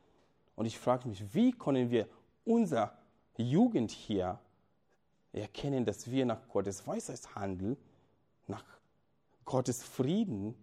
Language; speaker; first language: German; non-native, fluent; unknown